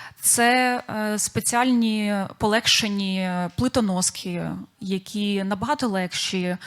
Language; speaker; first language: Ukrainian; native; Ukrainian